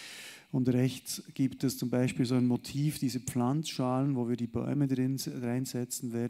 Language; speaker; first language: German; native; German